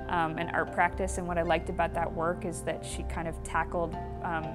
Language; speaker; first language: English; native; English